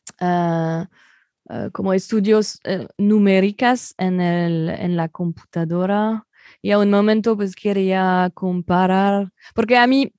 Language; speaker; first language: Spanish; non-native, fluent; French